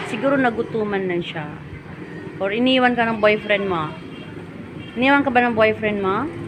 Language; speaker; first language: Filipino; non-native, local second language; Hiligaynon